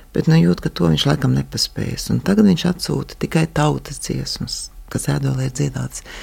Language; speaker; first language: Latvian; native; Latvian